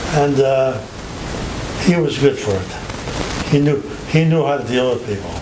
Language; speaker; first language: English; native; English